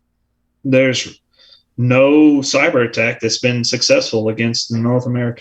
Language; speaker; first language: English; native; English